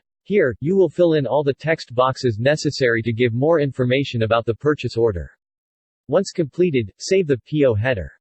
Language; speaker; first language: English; native; English